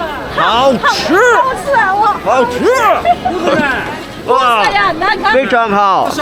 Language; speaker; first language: Chinese; non-native, learner; English